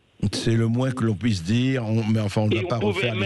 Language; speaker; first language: French; native; French